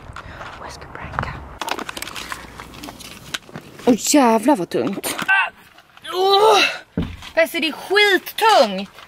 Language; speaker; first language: Swedish; native; Swedish